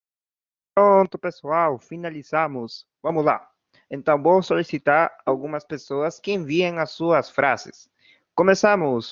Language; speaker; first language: Portuguese; non-native, fluent; Spanish